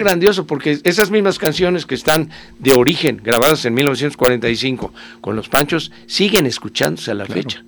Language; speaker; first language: Spanish; native; Spanish